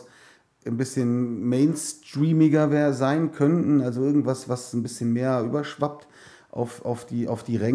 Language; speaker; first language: German; native; German